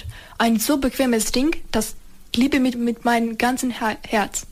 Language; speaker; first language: German; non-native, learner; Ukrainian